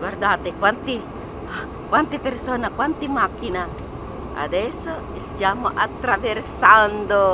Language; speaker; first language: Italian; non-native, learner; Filipino